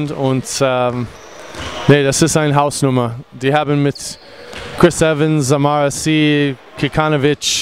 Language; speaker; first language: German; non-native, fluent; English